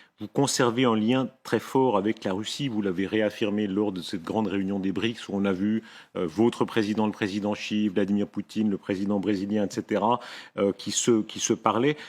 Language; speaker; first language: French; native; French